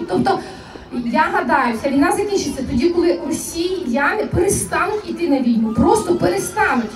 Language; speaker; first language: Ukrainian; native; Ukrainian